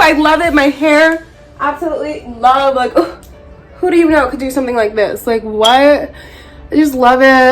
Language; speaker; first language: English; native; English